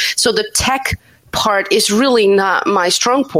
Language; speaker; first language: English; non-native, fluent; Dutch